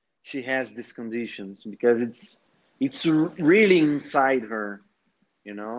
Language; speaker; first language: English; non-native, fluent; Portuguese